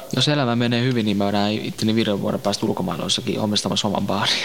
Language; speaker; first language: Finnish; early bilingual, other home language; Central Kurdish